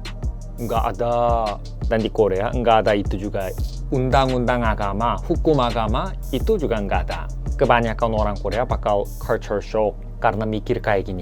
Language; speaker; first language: Indonesian; non-native, fluent; Korean